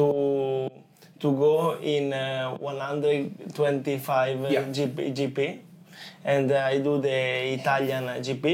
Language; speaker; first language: English; non-native, learner; Italian